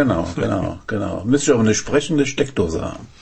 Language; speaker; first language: German; native; German